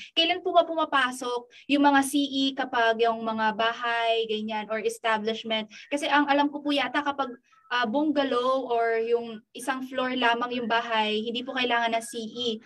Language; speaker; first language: Filipino; non-native, local second language; Pampanga